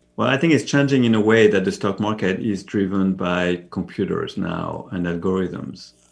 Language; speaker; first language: English; non-native, fluent; French